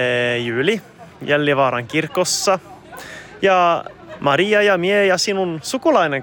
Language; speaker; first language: Finnish; non-native, learner; Swedish